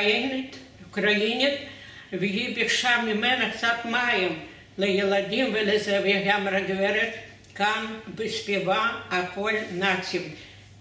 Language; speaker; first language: Hebrew; non-native, fluent; Russian